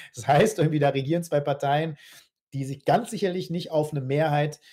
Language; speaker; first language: German; native; German